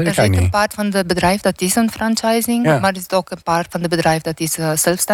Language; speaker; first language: Dutch; non-native, learner; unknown